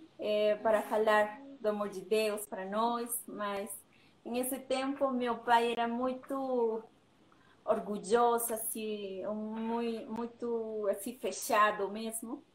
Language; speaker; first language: Portuguese; non-native, learner; Spanish